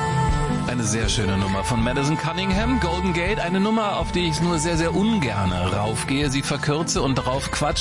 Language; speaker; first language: German; native; German